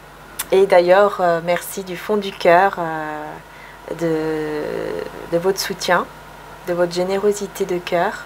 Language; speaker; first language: French; native; French